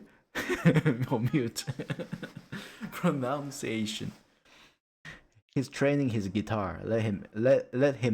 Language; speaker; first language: English; non-native, learner; Japanese